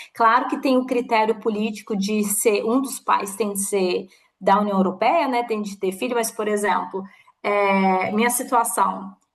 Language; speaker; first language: Portuguese; native; Portuguese